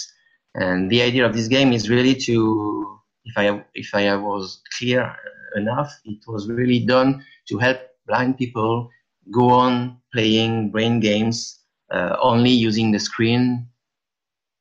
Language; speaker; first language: English; non-native, fluent; French